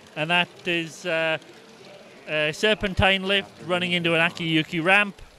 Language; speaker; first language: English; native; English